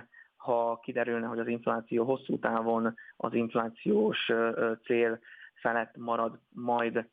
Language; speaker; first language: Hungarian; native; Hungarian